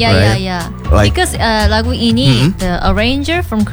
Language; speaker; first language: English; non-native, learner; Indonesian